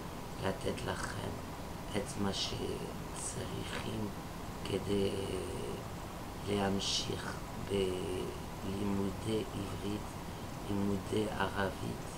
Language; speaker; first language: Hebrew; non-native, fluent; French